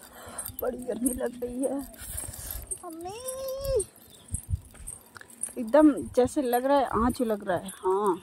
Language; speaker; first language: Hindi; native; Hindi